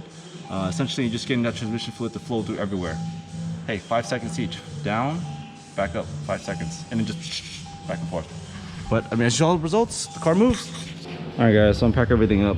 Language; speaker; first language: English; native; English